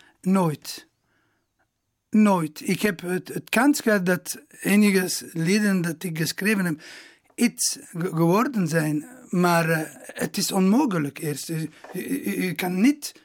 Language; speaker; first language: Dutch; non-native, local second language; Italian